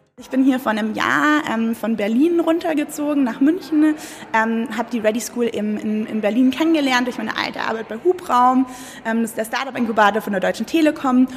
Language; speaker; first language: German; native; German